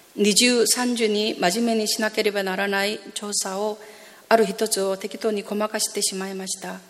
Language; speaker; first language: Japanese; non-native, fluent; Korean